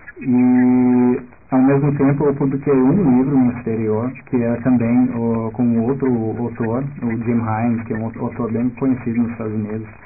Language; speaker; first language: Portuguese; non-native, fluent; English